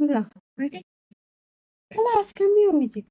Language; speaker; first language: Arabic; non-native, learner; Amharic